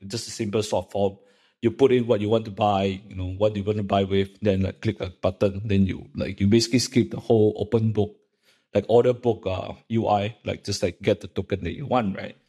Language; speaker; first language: English; non-native, local second language; Chinese